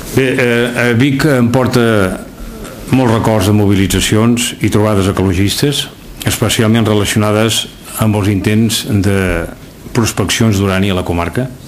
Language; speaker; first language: Catalan; native; Catalan